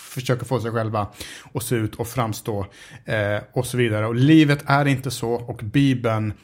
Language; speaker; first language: Swedish; early bilingual, other home language; Arabic